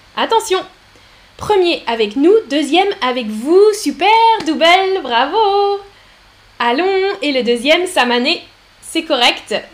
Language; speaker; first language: French; native; French